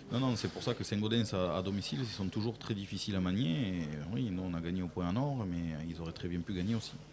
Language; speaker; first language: French; native; French